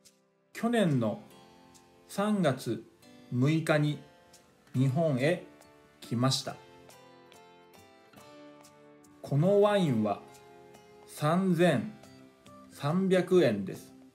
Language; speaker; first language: Japanese; native; Japanese